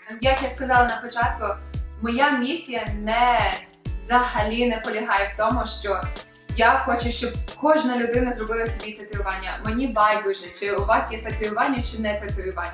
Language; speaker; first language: Ukrainian; early bilingual, other home language; English